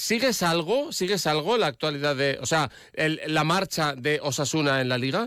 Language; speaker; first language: Spanish; native; Spanish